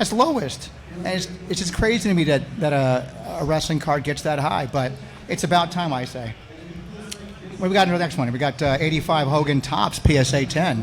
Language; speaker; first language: English; native; English